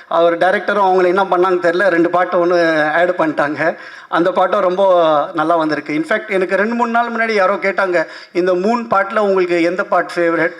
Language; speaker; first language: Tamil; non-native, local second language; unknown